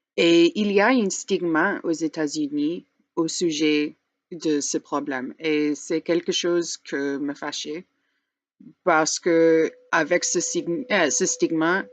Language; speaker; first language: French; non-native, learner; English